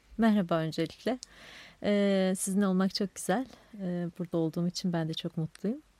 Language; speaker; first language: Turkish; non-native, local second language; Kurdish